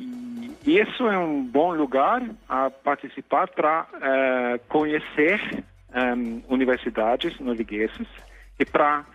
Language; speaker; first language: Portuguese; non-native, fluent; Norwegian